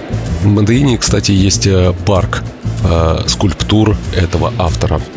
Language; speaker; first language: Russian; native; Russian